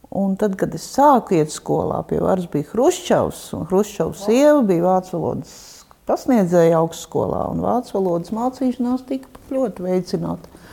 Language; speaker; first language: Latvian; non-native, local second language; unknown